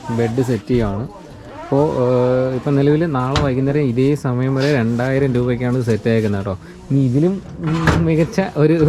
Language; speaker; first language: Malayalam; native; Malayalam